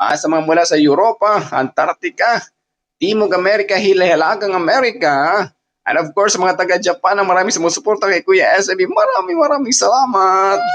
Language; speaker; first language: Filipino; non-native, local second language; Waray